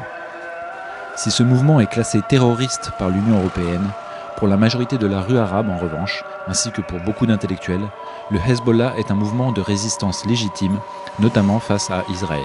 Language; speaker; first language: French; native; French